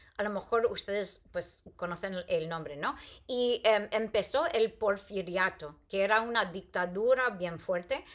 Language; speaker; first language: Spanish; non-native, fluent; English